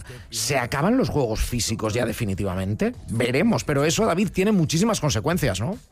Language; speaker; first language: Spanish; native; Spanish